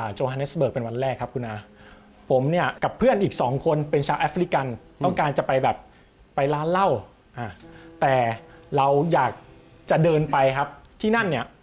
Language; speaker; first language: Thai; native; Thai